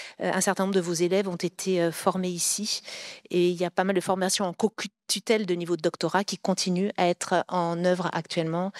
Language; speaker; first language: French; native; French